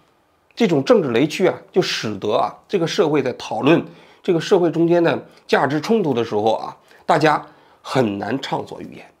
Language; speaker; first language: Chinese; native; Chinese